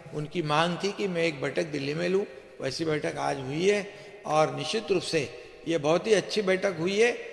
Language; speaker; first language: Hindi; non-native, local second language; Marathi